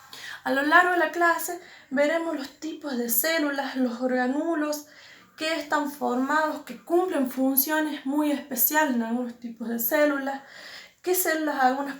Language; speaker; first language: Spanish; native; Spanish